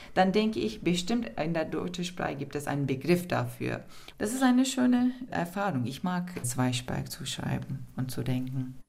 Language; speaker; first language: German; non-native, fluent; Turkish